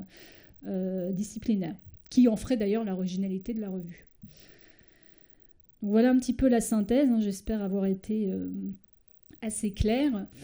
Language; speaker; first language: French; native; French